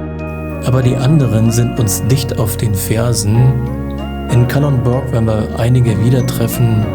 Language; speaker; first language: German; native; German